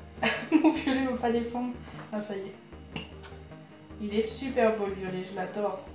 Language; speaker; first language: French; native; French